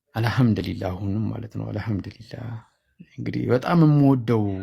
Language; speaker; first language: Amharic; native; Amharic